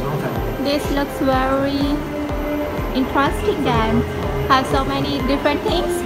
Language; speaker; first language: English; non-native, learner; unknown